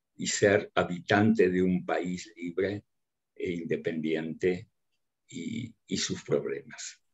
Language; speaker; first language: Spanish; early bilingual, other home language; Russian